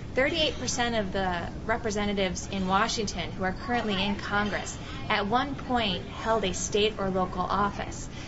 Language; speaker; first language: English; native; English